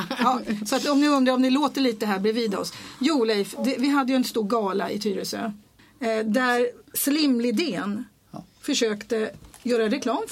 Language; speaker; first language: Swedish; native; Swedish